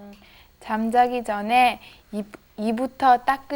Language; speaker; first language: Korean; non-native, learner; Italian